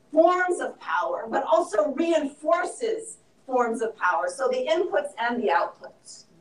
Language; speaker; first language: English; native; English